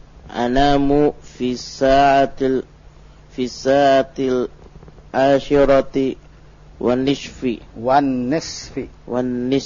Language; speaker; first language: Arabic; non-native, learner; Indonesian